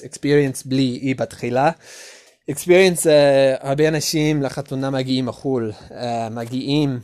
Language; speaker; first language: Hebrew; non-native, learner; English